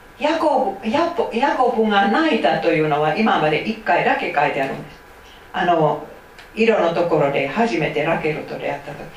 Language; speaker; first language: Japanese; non-native, fluent; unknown